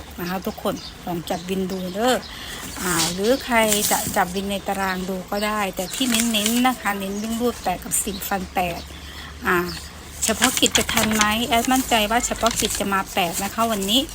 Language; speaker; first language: Thai; native; Thai